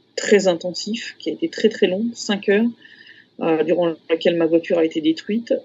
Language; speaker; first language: French; native; French